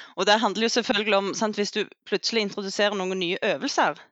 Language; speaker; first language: Norwegian; native; Norwegian